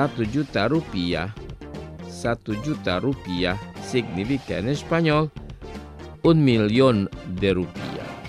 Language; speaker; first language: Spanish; non-native, fluent; Indonesian